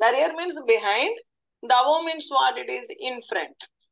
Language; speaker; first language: English; non-native, local second language; Telugu